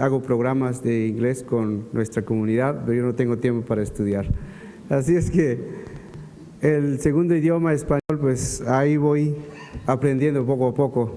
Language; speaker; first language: Spanish; non-native, local second language; Kʼicheʼ